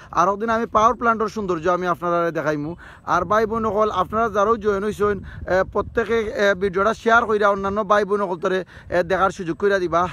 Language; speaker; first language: Bangla; native; Bangla